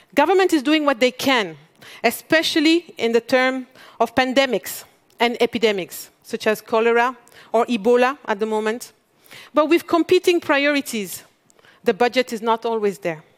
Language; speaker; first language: English; non-native, fluent; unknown